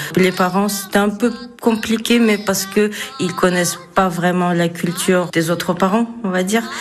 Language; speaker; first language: French; non-native, fluent; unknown